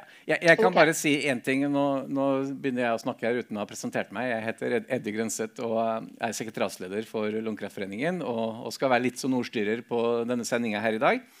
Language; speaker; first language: Norwegian; native; Norwegian